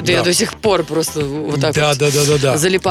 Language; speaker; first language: Russian; native; Russian